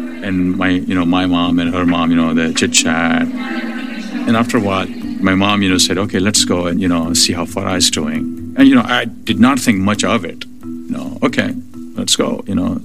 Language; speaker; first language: English; non-native, local second language; Urdu